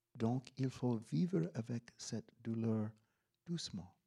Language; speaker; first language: French; non-native, fluent; English